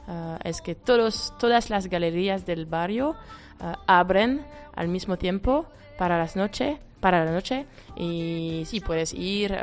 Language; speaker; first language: Spanish; non-native, fluent; French